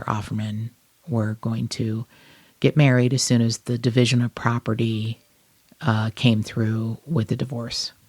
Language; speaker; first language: English; native; English